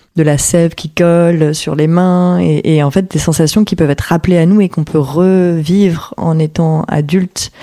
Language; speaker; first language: French; native; French